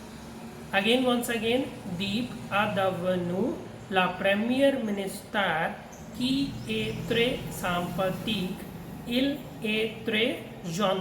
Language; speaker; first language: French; non-native, learner; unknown